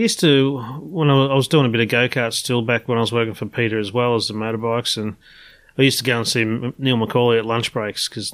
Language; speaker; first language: English; native; English